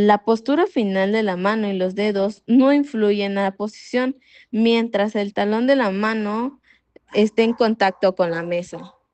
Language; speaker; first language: Spanish; native; Spanish